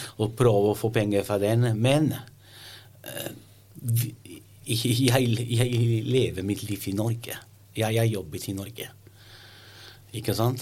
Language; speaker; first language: Norwegian; non-native, learner; Italian